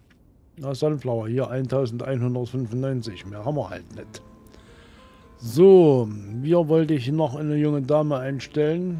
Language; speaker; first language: German; native; German